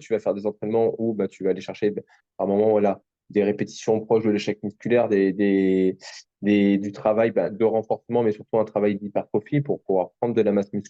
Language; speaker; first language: French; native; French